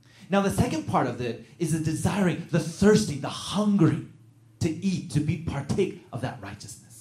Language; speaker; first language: English; native; English